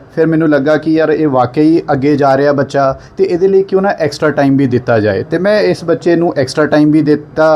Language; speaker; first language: Punjabi; non-native, local second language; Hindi